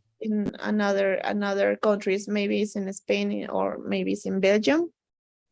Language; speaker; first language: English; non-native, learner; Spanish